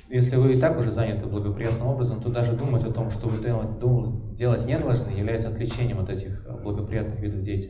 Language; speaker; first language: Russian; native; Russian